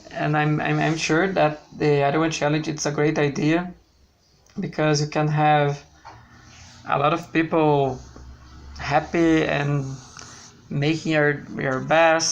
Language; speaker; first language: English; non-native, learner; Portuguese